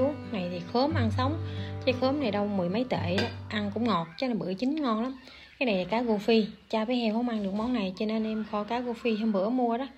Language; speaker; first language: Vietnamese; native; Vietnamese